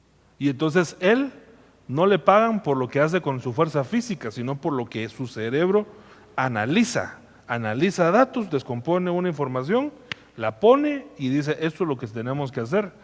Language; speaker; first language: Spanish; native; Spanish